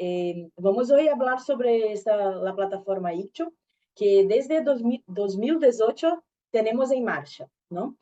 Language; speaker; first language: Spanish; non-native, learner; Portuguese